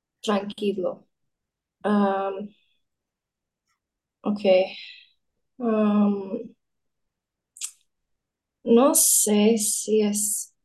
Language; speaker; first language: Spanish; non-native, learner; English